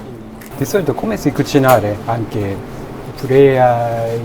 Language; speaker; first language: Italian; non-native, learner; Japanese